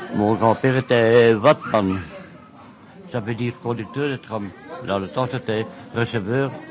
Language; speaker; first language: French; native; French